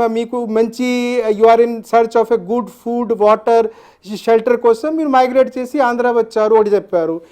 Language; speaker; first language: Telugu; non-native, fluent; Hindi